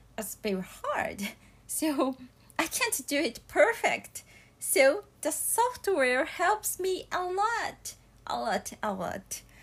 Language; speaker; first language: English; non-native, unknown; Japanese